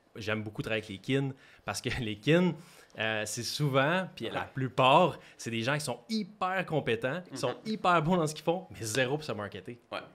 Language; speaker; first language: French; native; French